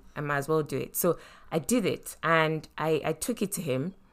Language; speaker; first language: English; non-native, local second language; Yoruba